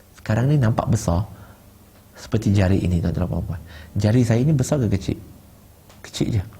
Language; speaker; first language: Malay; non-native, local second language; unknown